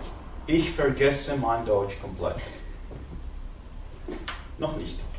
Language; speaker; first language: German; non-native, fluent; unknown